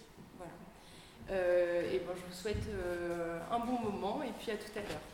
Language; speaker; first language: French; native; French